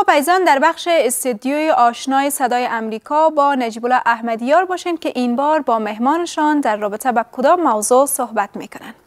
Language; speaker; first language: Persian; native; Persian